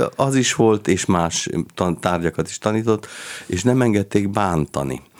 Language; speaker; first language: Hungarian; native; Hungarian